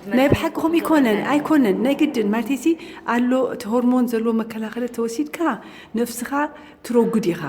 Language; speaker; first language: Tigrinya; native; Tigrinya